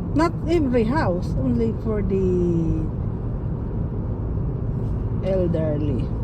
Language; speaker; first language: English; non-native, local second language; Waray